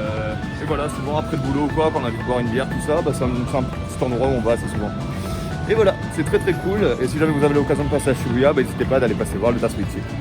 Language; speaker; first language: French; native; French